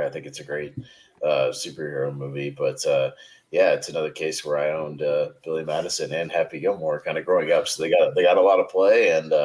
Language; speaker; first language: English; native; English